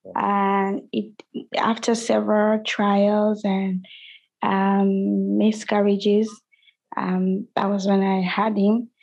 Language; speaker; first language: English; non-native, local second language; Yoruba